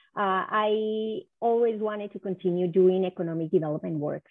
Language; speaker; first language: English; non-native, fluent; Spanish